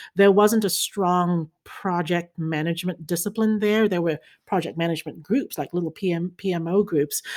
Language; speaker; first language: English; early bilingual, other home language; Chinese